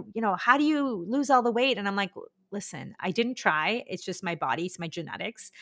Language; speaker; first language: English; early bilingual, other home language; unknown